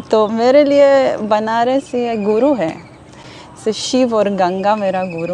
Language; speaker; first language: Hindi; non-native, learner; Hebrew